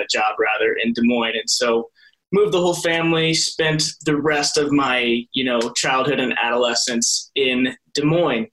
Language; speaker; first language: English; native; English